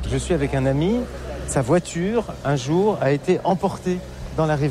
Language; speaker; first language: French; native; French